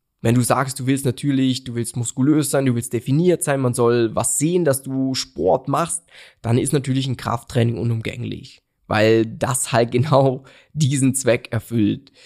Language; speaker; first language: German; native; German